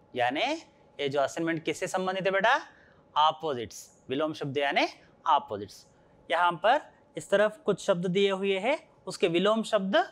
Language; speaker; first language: Hindi; non-native, local second language; Telugu